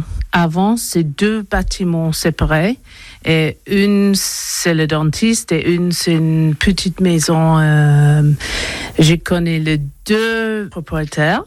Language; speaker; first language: French; non-native, learner; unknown